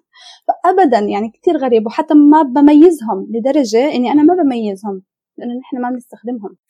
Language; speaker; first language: Arabic; native; Arabic